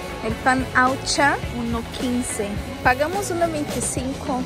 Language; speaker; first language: Spanish; non-native, fluent; Portuguese